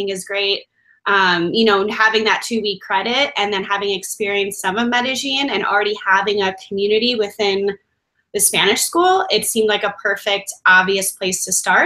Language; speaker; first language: English; native; English